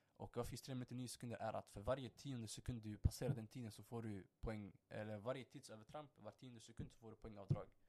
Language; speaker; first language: Swedish; early bilingual, other home language; Somali